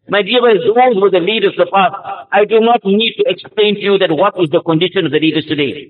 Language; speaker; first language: English; native; English